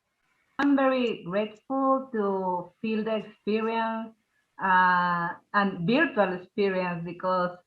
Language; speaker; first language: English; non-native, learner; Spanish